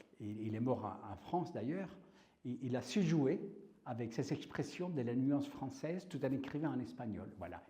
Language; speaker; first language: French; non-native, fluent; Spanish